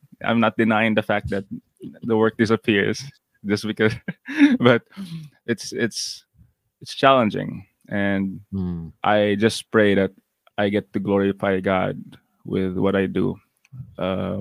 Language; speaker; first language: English; non-native, local second language; Cebuano